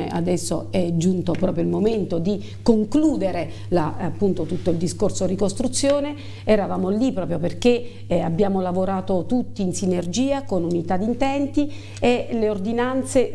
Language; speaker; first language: Italian; native; Italian